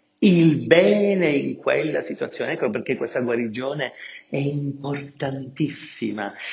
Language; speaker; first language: Italian; native; Italian